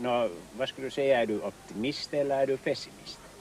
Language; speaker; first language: Swedish; non-native, local second language; Finnish